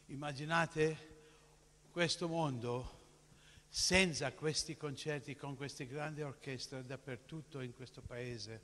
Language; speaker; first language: Italian; non-native, fluent; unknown